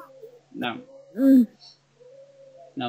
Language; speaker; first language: Arabic; non-native, learner; Bangla